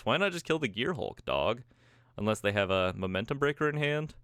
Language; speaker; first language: English; native; English